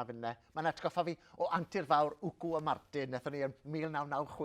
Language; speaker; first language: Welsh; native; Welsh